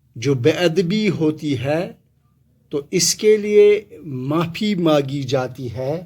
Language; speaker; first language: Urdu; non-native, local second language; Kashmiri